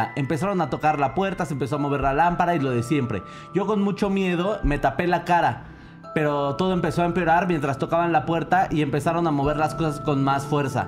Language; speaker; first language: Spanish; native; Spanish